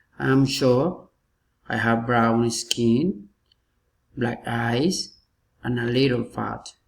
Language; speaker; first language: English; non-native, learner; Spanish